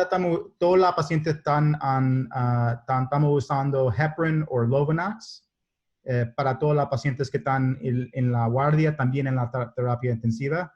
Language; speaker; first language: Spanish; non-native, learner; English